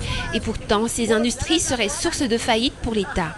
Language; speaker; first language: French; non-native, local second language; Malagasy